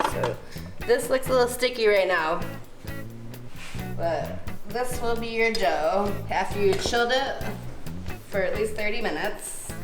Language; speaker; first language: English; native; English